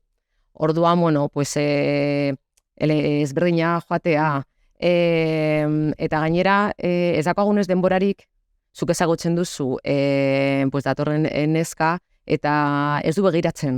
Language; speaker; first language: Basque; non-native, local second language; Spanish